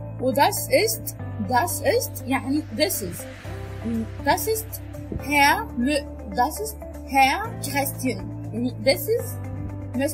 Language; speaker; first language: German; non-native, learner; Arabic